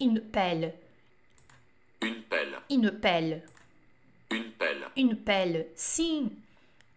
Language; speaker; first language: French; non-native, fluent; Portuguese